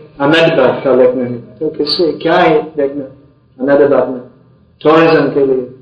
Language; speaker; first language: Hindi; non-native, fluent; English